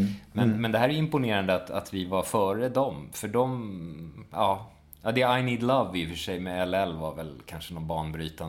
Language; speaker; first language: Swedish; native; Swedish